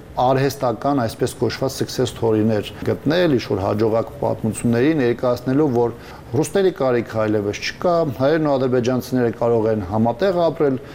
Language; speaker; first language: Armenian; native; Armenian